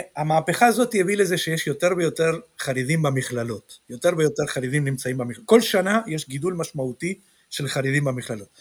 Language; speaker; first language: Hebrew; non-native, fluent; Spanish